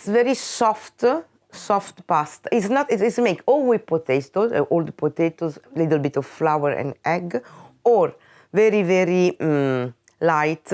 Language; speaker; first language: English; non-native, fluent; Italian